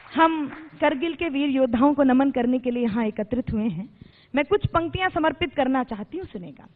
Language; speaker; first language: Hindi; native; Hindi